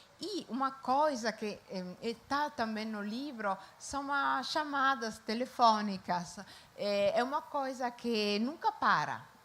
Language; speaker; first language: Portuguese; non-native, fluent; Italian